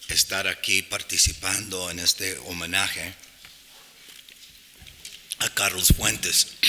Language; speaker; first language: Spanish; non-native, fluent; English